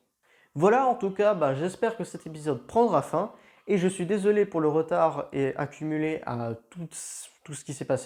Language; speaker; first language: French; native; French